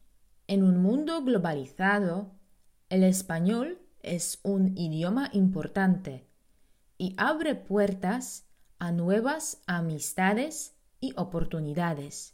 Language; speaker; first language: Spanish; non-native, fluent; Polish